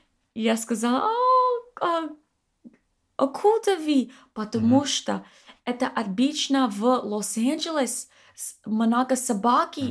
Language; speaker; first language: Russian; non-native, learner; English